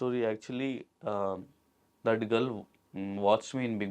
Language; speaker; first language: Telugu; non-native, local second language; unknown